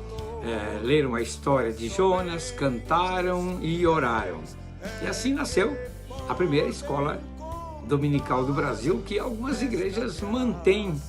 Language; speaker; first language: Portuguese; native; Portuguese